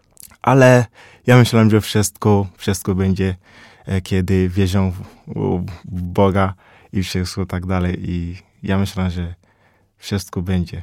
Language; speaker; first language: Polish; non-native, learner; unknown